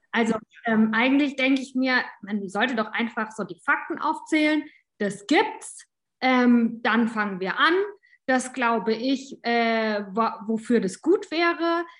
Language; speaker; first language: German; native; German